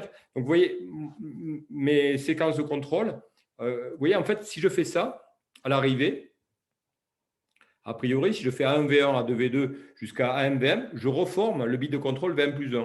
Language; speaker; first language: French; native; French